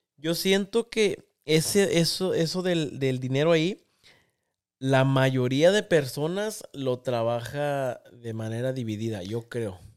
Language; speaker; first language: Spanish; native; Spanish